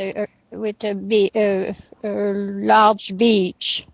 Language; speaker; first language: English; non-native, learner; French